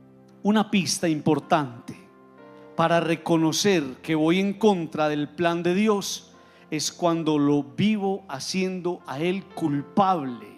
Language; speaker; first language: Spanish; native; Spanish